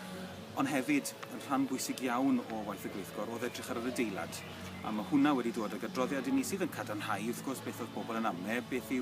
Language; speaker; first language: Welsh; native; Welsh